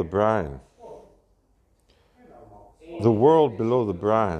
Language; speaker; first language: English; native; English